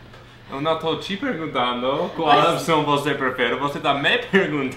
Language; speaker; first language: Portuguese; non-native, fluent; English